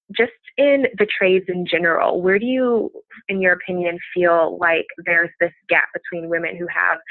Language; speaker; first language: English; native; English